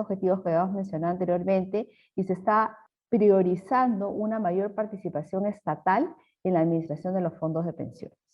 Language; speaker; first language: Spanish; native; Spanish